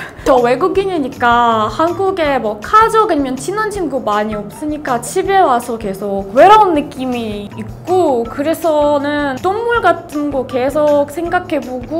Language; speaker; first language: Korean; non-native, fluent; Russian